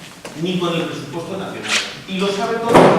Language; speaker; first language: Spanish; native; Spanish